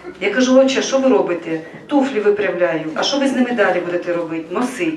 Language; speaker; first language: Ukrainian; native; Ukrainian